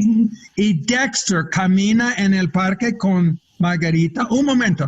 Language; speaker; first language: Spanish; non-native, fluent; English